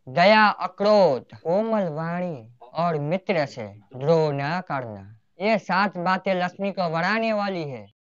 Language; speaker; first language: Hindi; native; Hindi